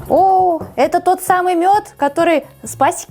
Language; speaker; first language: Russian; native; Russian